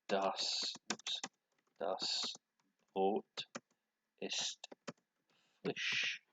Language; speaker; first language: German; non-native, learner; English